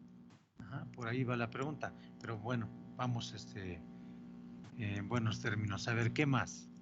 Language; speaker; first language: Spanish; native; Spanish